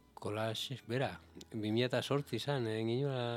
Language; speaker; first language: Basque; native; Basque